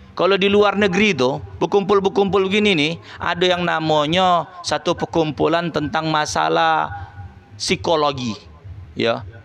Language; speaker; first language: Malay; native; Malay